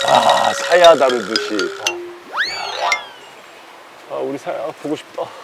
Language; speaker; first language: Korean; native; Korean